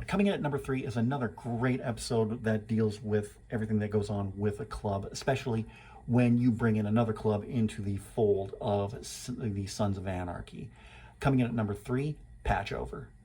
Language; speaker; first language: English; native; English